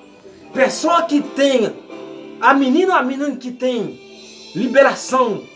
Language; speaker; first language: Portuguese; non-native, learner; Haitian Creole